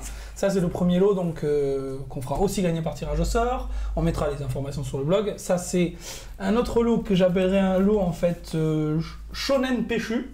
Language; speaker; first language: French; native; French